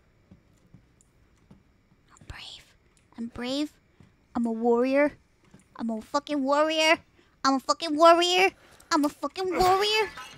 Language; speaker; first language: English; early bilingual, other home language; Spanish